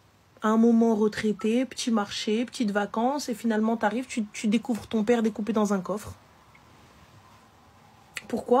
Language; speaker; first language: French; native; French